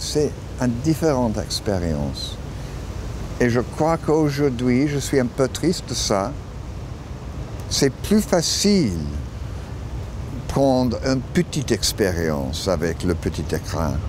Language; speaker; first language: French; non-native, learner; English